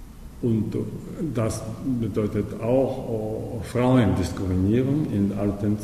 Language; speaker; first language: German; non-native, learner; Japanese